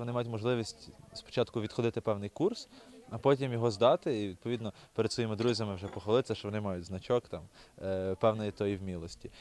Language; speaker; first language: Ukrainian; native; Ukrainian